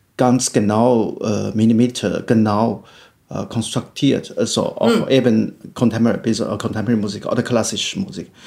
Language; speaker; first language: German; non-native, learner; Chinese